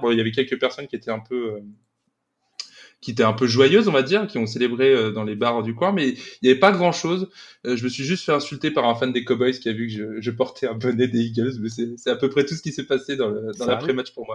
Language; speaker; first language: French; native; French